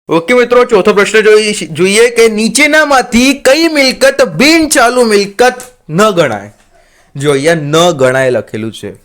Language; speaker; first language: Gujarati; non-native, local second language; Marathi